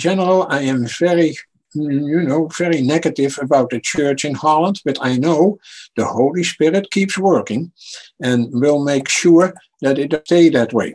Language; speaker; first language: English; non-native, fluent; Dutch